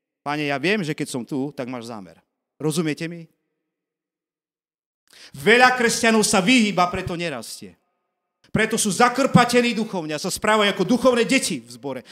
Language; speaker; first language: Slovak; native; Slovak